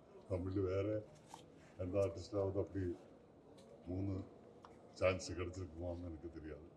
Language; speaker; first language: Tamil; non-native, learner; Malayalam